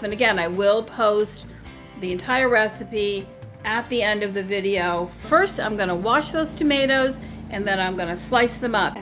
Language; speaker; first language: English; native; English